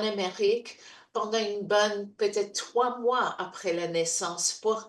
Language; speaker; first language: French; non-native, fluent; English